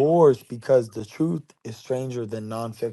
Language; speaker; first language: English; native; English